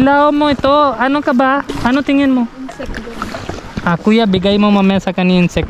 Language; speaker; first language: Filipino; non-native, learner; Punjabi